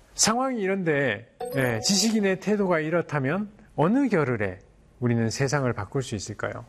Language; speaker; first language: Korean; native; Korean